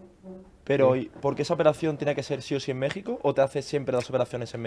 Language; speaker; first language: Spanish; native; Spanish